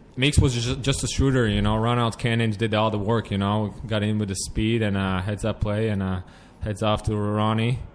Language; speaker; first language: English; non-native, fluent; Latvian